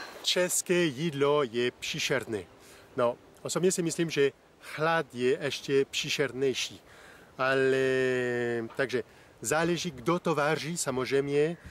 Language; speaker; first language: Czech; non-native, fluent; French